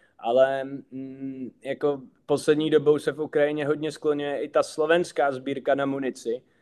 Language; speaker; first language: Czech; native; Czech